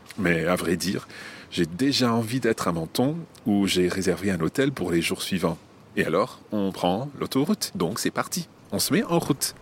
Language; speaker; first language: French; non-native, fluent; English